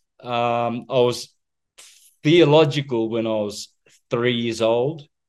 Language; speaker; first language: English; native; English